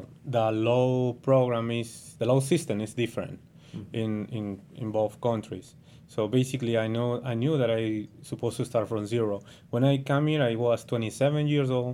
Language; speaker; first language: English; non-native, learner; Spanish